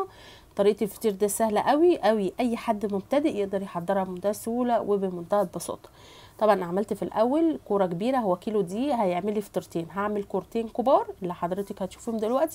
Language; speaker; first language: Arabic; native; Arabic